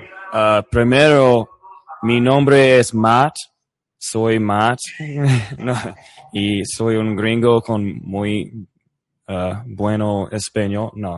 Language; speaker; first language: Spanish; non-native, learner; English